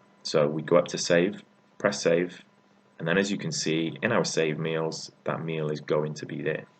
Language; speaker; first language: English; native; English